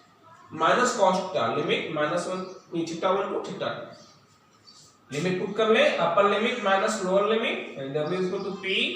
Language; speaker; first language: Hindi; native; Hindi